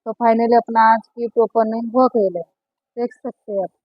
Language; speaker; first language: Hindi; non-native, local second language; Marathi